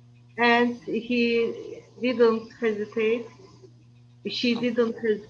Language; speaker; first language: English; non-native, learner; Turkish